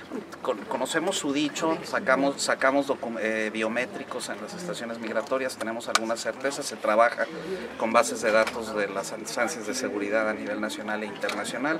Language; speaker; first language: Spanish; native; Spanish